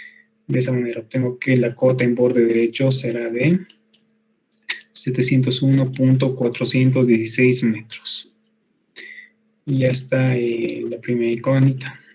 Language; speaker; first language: Spanish; native; Spanish